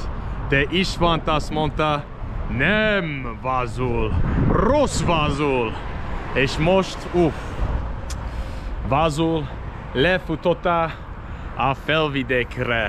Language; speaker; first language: Hungarian; non-native, learner; English